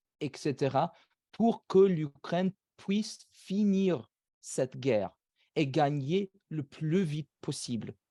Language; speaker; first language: French; non-native, fluent; English